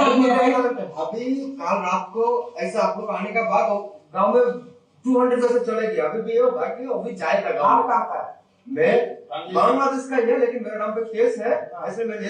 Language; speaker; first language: Hindi; non-native, learner; Bangla